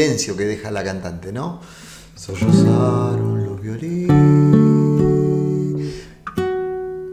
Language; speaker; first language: Spanish; native; Spanish